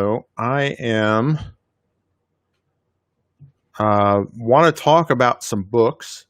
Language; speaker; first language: English; native; English